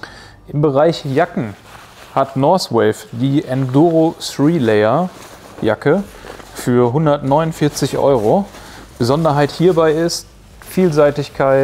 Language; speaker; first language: German; native; German